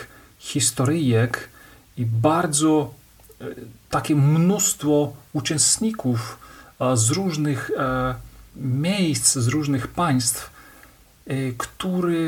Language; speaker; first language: Polish; non-native, learner; Russian